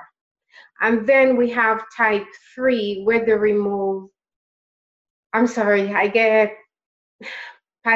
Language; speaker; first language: English; non-native, local second language; Krio